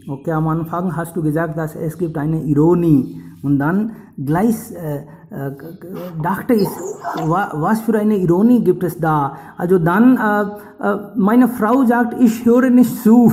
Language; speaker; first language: German; non-native, fluent; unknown